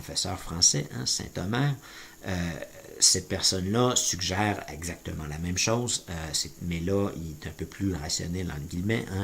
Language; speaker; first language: French; native; French